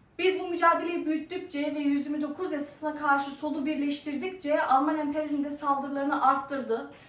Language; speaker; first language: Turkish; early bilingual, heritage; Turkish